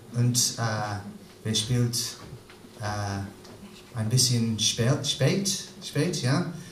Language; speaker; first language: German; non-native, learner; English